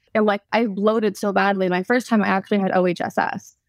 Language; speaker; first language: English; native; English